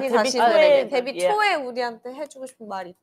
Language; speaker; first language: Korean; native; Korean